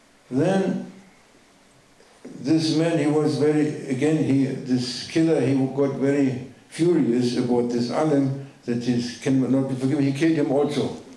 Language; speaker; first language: English; non-native, fluent; German